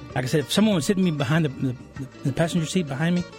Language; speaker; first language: English; early bilingual, other home language; Spanish